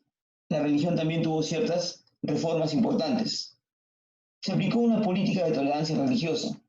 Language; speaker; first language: Spanish; native; Spanish